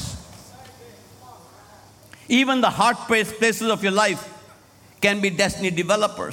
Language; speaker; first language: English; non-native, local second language; Hindi